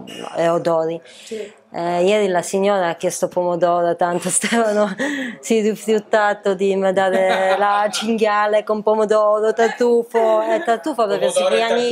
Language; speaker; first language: Italian; non-native, fluent; Polish